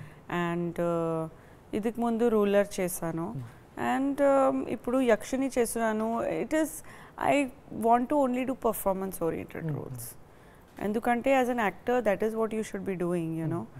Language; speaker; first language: Telugu; non-native, fluent; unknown